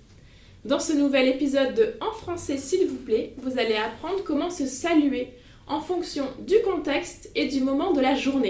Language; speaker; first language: French; native; French